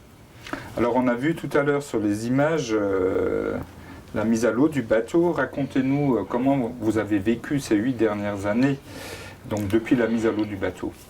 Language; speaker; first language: French; native; French